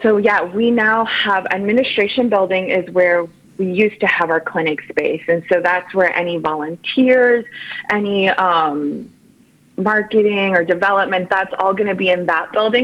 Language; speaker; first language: English; early bilingual, other home language; Spanish